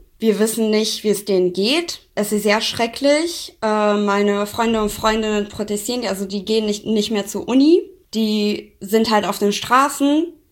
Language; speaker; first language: German; non-native, fluent; Persian